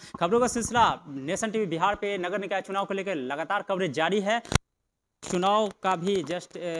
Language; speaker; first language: Hindi; native; Hindi